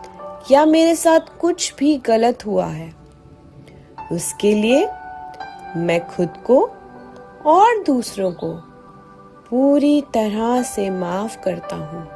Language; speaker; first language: Hindi; native; Hindi